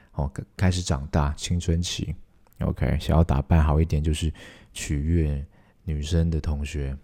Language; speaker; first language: Chinese; non-native, local second language; Cantonese